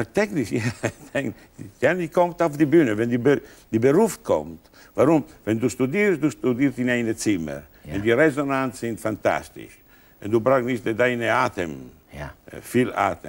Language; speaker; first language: German; non-native, learner; Italian